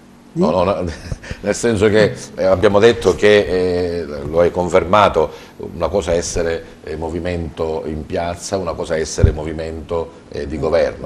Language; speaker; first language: Italian; native; Italian